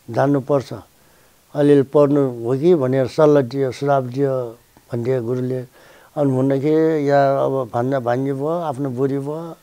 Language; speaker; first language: Nepali; non-native, local second language; Newari